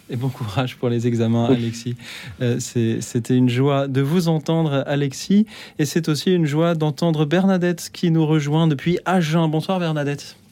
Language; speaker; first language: French; native; French